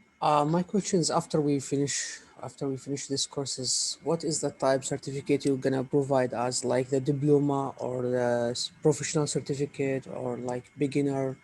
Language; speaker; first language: English; non-native, fluent; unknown